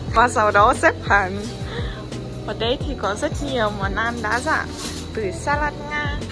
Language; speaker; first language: Vietnamese; non-native, fluent; Russian